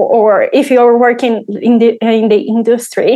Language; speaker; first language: English; non-native, fluent; Portuguese